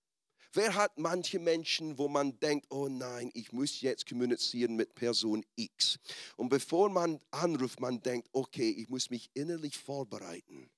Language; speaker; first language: German; non-native, fluent; English